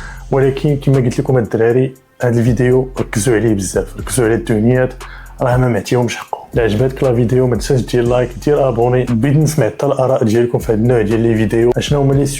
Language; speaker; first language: Arabic; native; Arabic